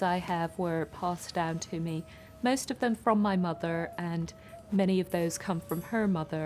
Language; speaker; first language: English; non-native, local second language; Gujarati